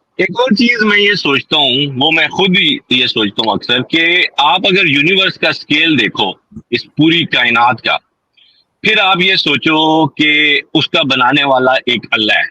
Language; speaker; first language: Urdu; non-native, local second language; Punjabi